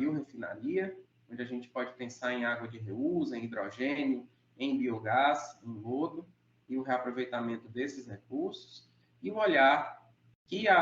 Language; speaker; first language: Portuguese; native; Portuguese